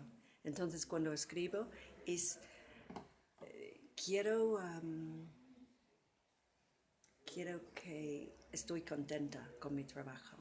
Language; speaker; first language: Spanish; non-native, fluent; English